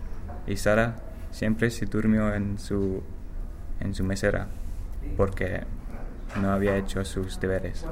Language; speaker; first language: Spanish; non-native, learner; English